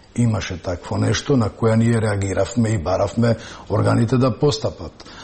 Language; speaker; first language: Macedonian; non-native, local second language; Albanian